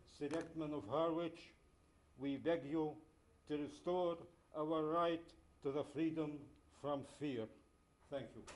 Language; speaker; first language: English; non-native, fluent; Arabic